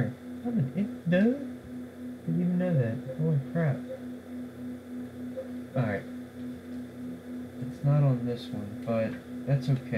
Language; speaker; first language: English; native; English